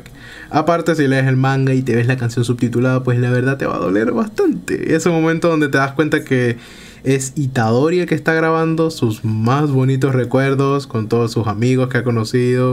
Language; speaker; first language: Spanish; native; Spanish